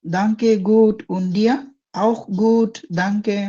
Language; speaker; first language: German; non-native, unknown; Bangla